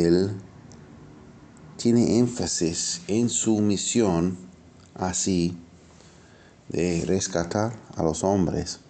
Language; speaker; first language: Spanish; non-native, fluent; English